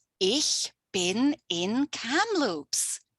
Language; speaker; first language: German; non-native, fluent; English